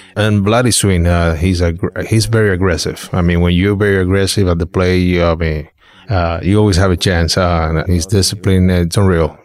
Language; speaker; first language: English; non-native, fluent; Spanish